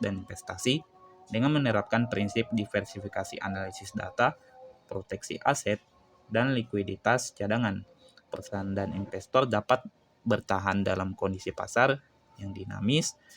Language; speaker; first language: Indonesian; native; Indonesian